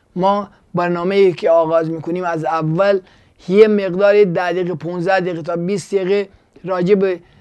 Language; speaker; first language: Persian; native; Persian